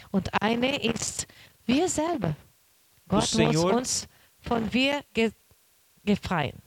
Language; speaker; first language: German; non-native, learner; Portuguese